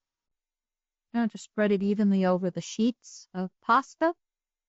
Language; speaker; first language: English; native; English